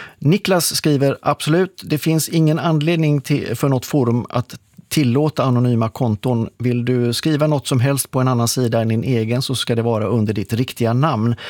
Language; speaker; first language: Swedish; native; Swedish